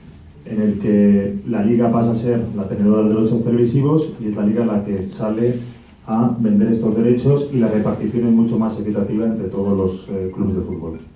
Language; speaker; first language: Spanish; native; Spanish